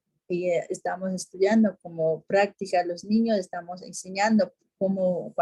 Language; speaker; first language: Spanish; non-native, local second language; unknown